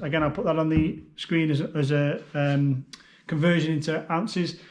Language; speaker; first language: English; native; English